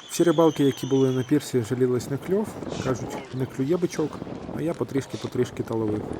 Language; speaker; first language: Ukrainian; native; Ukrainian